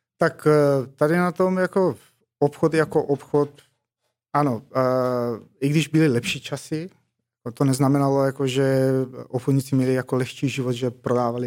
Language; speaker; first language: Czech; non-native, fluent; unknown